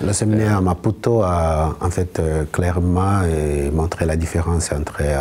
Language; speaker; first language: French; non-native, fluent; Swahili